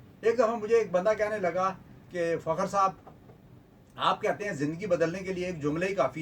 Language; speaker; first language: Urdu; non-native, local second language; Punjabi